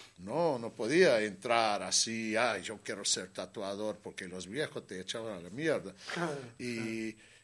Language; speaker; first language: Spanish; non-native, fluent; English